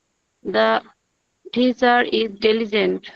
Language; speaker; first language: English; non-native, learner; Bangla